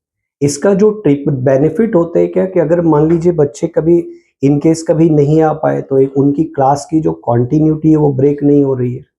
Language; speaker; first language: Hindi; native; Hindi